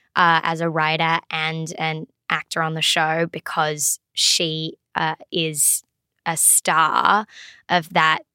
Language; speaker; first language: English; native; English